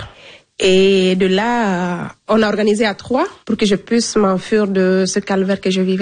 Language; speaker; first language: French; non-native, local second language; Fula